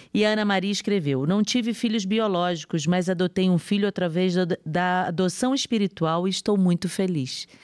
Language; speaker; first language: Portuguese; native; Portuguese